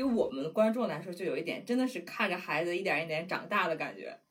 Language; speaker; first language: Chinese; native; Chinese